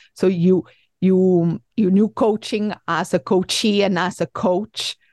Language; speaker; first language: English; non-native, fluent; Portuguese